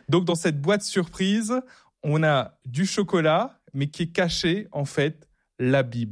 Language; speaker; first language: French; native; French